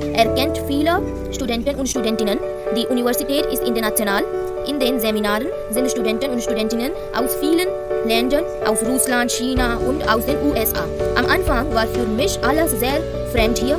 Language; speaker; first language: German; non-native, fluent; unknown